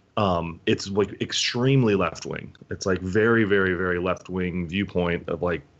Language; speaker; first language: English; native; English